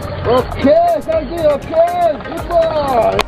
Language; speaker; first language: English; non-native, learner; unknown